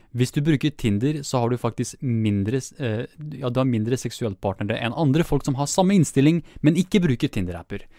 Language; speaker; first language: Norwegian; early bilingual, other home language; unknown